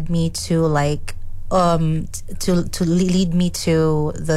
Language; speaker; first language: English; non-native, local second language; Cebuano